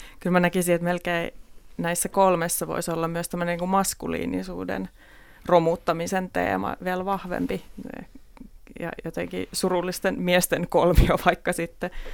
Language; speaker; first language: Finnish; native; Finnish